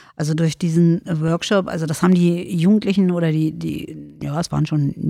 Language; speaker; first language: German; non-native, fluent; Bulgarian